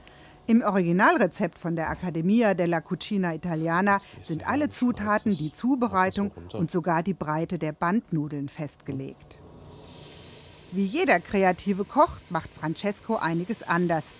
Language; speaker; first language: German; native; German